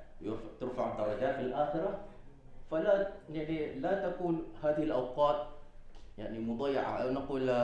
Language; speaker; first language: Arabic; non-native, fluent; Malay